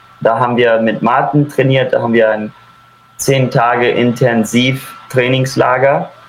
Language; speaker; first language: German; early bilingual, heritage; German